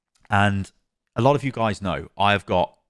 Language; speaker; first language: English; native; English